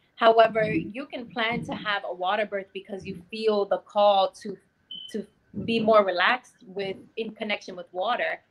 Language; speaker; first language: English; native; English